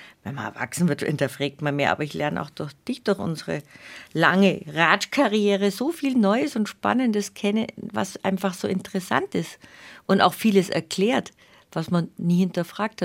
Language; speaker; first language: German; native; German